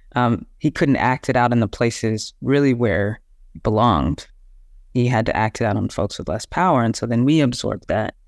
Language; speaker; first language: English; native; English